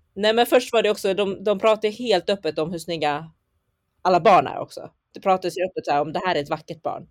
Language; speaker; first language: Swedish; early bilingual, other home language; Chinese